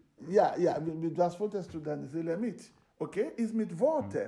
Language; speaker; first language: German; non-native, fluent; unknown